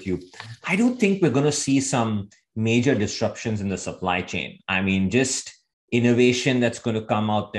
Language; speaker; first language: English; non-native, local second language; Hindi